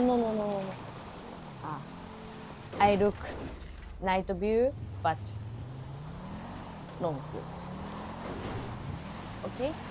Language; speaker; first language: English; non-native, learner; Japanese